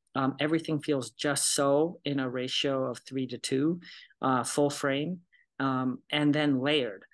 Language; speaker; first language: English; early bilingual, other home language; Japanese